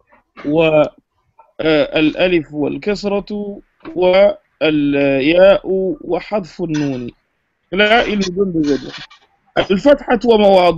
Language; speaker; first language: Arabic; non-native, fluent; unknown